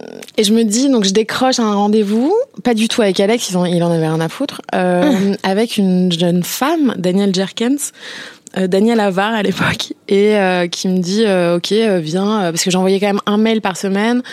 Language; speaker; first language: French; native; French